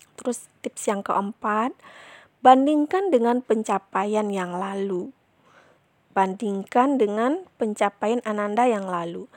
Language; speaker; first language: Indonesian; non-native, local second language; Minangkabau